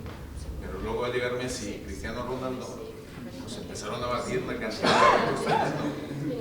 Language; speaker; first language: Spanish; native; Spanish